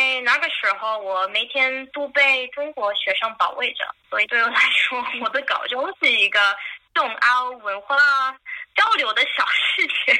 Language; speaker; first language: Chinese; non-native, fluent; English